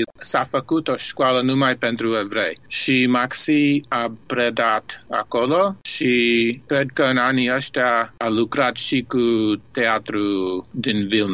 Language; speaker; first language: Romanian; early bilingual, heritage; Romanian